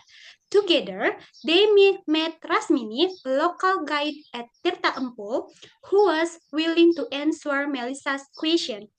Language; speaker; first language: English; non-native, learner; Indonesian